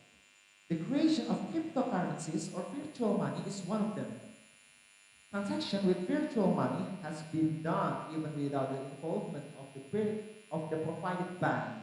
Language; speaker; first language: English; non-native, fluent; Indonesian